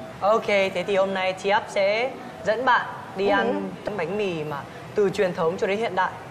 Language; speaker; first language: Vietnamese; native; Vietnamese